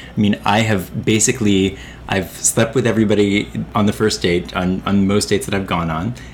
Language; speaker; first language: English; native; English